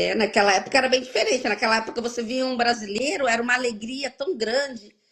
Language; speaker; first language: Portuguese; native; Portuguese